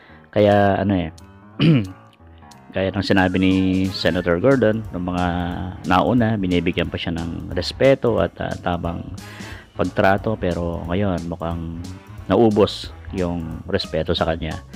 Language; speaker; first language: Filipino; native; Filipino